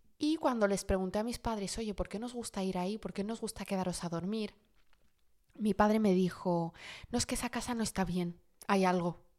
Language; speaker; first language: Spanish; early bilingual, other home language; Arabic